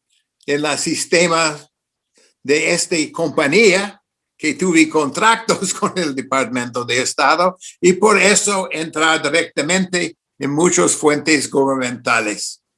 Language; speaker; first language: Spanish; non-native, fluent; English